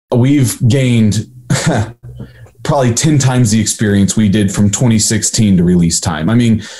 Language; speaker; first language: English; native; English